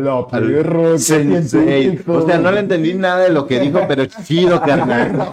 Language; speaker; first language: Spanish; native; Spanish